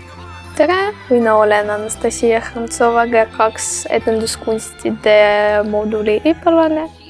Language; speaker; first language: Estonian; non-native, local second language; Russian